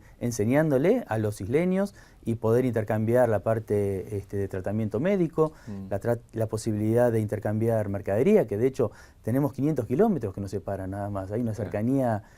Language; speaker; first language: Spanish; native; Spanish